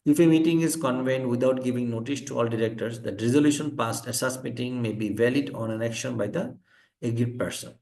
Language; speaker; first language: English; non-native, local second language; Bangla